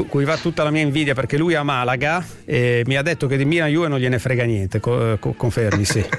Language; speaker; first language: Italian; native; Italian